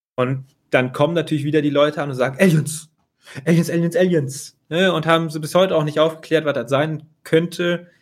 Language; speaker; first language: German; native; German